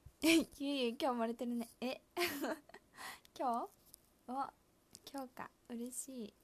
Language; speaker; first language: Japanese; native; Japanese